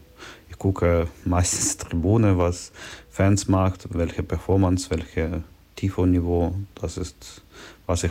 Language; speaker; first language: German; non-native, learner; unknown